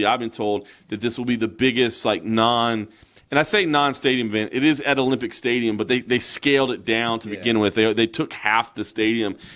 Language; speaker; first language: English; native; English